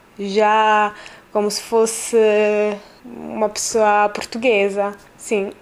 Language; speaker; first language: Portuguese; non-native, learner; Italian